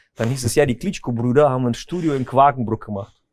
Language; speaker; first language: German; early bilingual, other home language; Russian